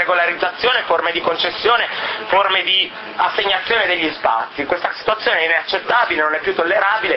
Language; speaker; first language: Italian; native; Italian